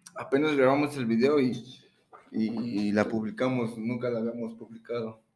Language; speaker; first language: Spanish; early bilingual, heritage; Spanish